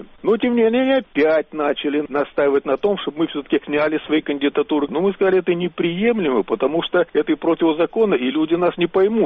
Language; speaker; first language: Russian; native; Russian